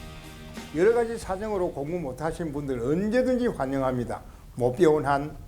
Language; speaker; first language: Korean; native; Korean